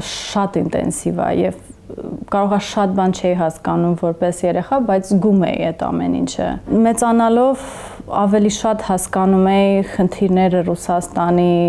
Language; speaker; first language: Armenian; early bilingual, heritage; English